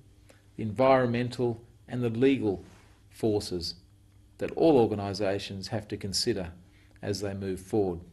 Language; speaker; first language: English; native; English